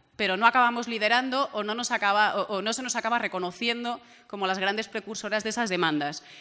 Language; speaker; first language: Spanish; native; Spanish